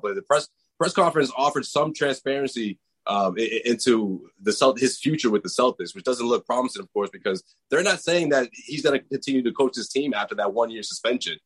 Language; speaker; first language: English; native; English